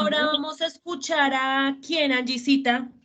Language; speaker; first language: Spanish; native; Spanish